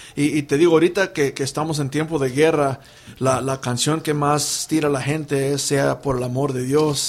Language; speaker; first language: Spanish; early bilingual, heritage; Spanish